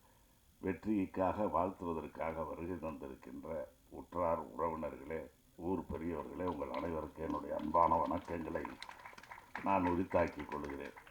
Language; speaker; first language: Tamil; native; Tamil